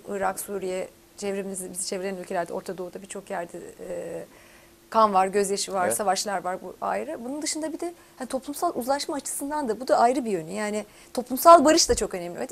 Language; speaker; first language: Turkish; native; Turkish